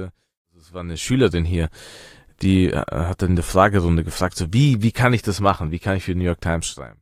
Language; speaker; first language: German; early bilingual, other home language; Persian